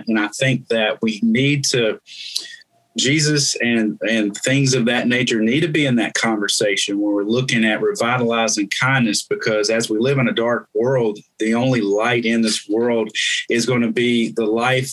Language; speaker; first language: English; native; English